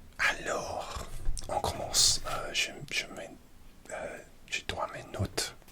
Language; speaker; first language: French; non-native, learner; English